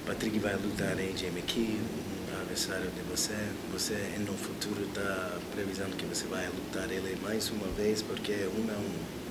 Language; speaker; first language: Portuguese; non-native, learner; English